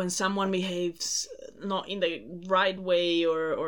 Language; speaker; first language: English; non-native, fluent; Spanish